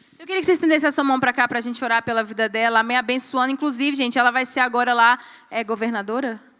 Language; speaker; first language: Portuguese; native; Portuguese